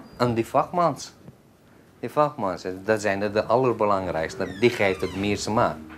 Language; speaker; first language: Dutch; non-native, fluent; Turkish